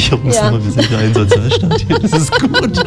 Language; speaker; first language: German; native; German